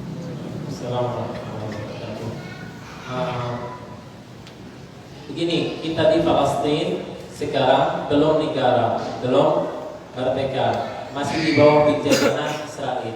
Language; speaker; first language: Indonesian; non-native, learner; Arabic